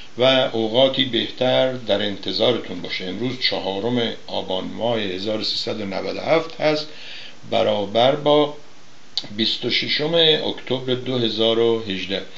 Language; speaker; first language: Persian; native; Persian